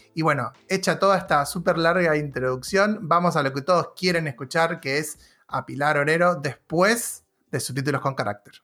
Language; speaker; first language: Spanish; native; Spanish